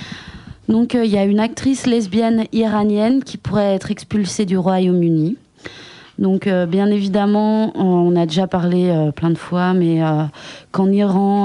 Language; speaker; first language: French; native; French